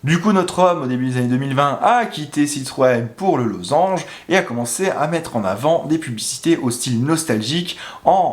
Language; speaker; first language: French; native; French